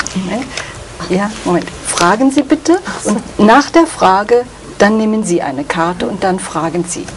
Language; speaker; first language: German; native; German